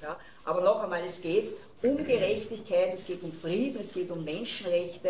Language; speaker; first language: German; native; German